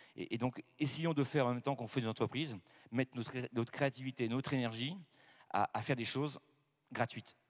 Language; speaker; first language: French; native; French